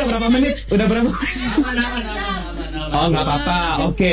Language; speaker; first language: Indonesian; non-native, fluent; German